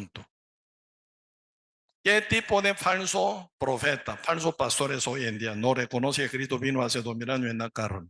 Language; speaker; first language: Spanish; non-native, learner; Korean